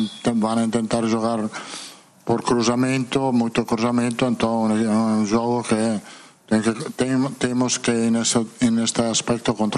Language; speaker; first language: Portuguese; non-native, fluent; Italian